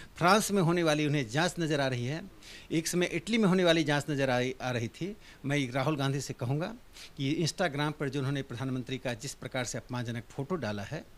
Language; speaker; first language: Hindi; native; Hindi